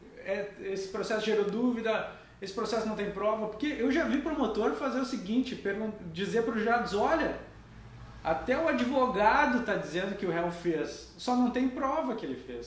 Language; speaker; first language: Portuguese; native; Portuguese